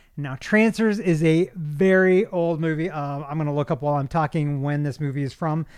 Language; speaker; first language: English; native; English